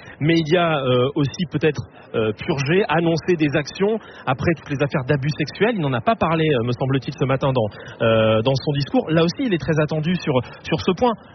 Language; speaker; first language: French; native; French